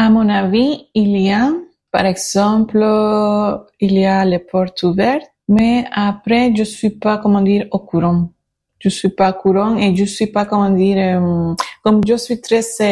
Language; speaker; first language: French; non-native, learner; Spanish